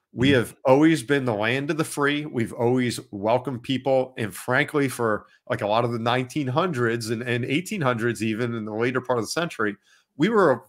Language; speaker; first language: English; native; English